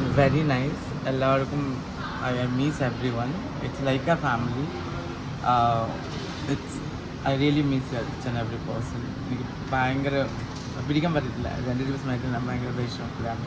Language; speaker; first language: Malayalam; non-native, fluent; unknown